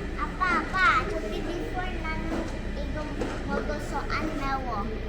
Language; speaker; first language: Korean; early bilingual, heritage; Korean